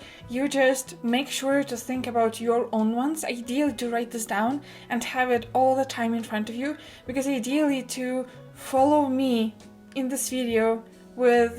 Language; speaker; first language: English; non-native, fluent; Russian